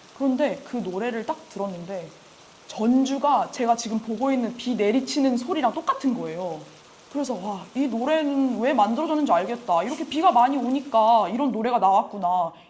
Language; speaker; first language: Korean; native; Korean